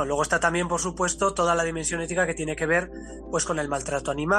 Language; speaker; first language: Spanish; native; Spanish